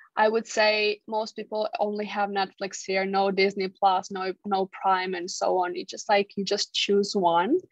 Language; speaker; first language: English; non-native, fluent; Georgian